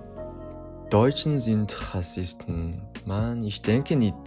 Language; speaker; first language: German; non-native, fluent; Korean